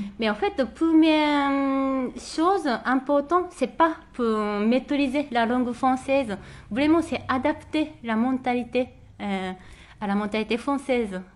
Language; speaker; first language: French; non-native, fluent; Japanese